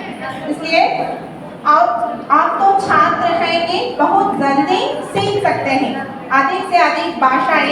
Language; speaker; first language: Hindi; non-native, local second language; Telugu